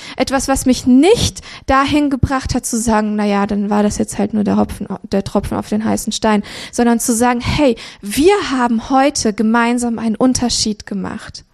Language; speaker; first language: German; early bilingual, other home language; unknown